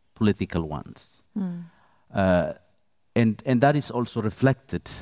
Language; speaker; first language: English; non-native, fluent; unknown